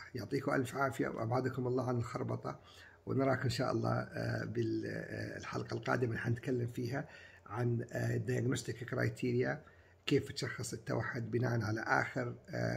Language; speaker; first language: Arabic; native; Arabic